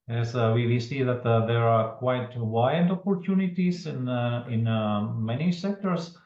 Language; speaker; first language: English; non-native, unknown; Latvian